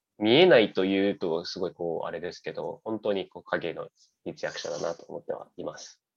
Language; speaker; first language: Japanese; native; Japanese